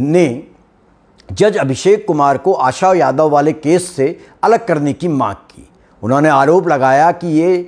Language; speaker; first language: Hindi; native; Hindi